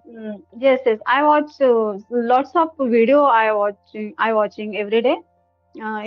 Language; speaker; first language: English; non-native, learner; Hindi